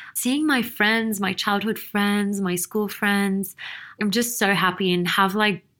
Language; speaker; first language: English; native; English